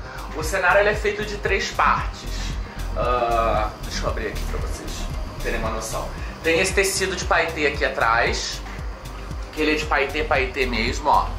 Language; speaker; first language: Portuguese; native; Portuguese